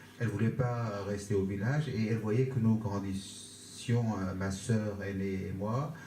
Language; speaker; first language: French; non-native, fluent; Kurdish